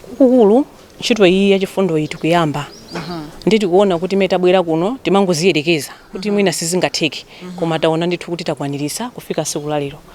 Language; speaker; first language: Nyanja; native; Nyanja